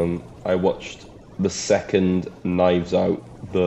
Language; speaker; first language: English; native; English